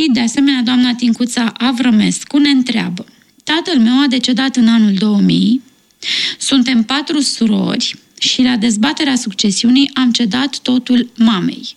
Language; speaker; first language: Romanian; native; Romanian